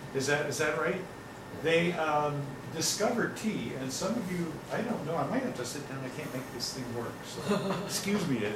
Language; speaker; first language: English; native; English